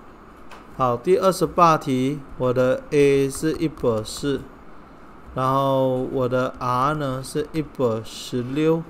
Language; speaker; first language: Chinese; non-native, local second language; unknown